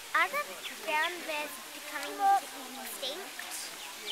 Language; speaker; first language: English; native; English